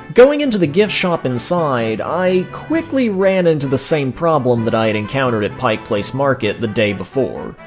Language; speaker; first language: English; native; English